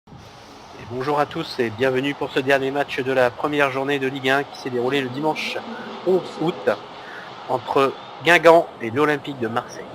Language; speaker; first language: French; native; French